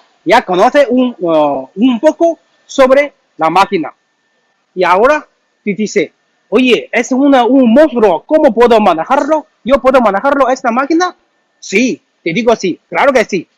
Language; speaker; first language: Spanish; non-native, learner; Chinese